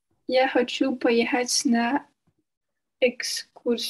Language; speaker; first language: Russian; non-native, learner; French